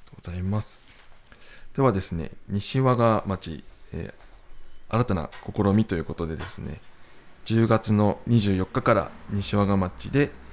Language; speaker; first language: Japanese; native; Japanese